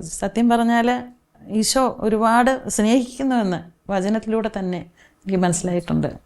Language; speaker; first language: Malayalam; native; Malayalam